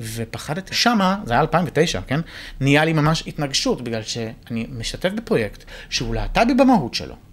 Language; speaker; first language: Hebrew; native; Hebrew